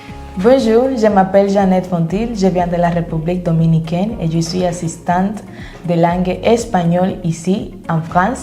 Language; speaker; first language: French; non-native, fluent; Spanish